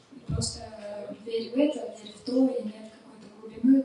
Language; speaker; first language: Russian; native; Russian